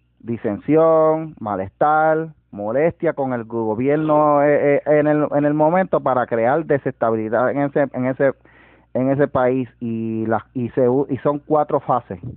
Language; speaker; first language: Spanish; native; Spanish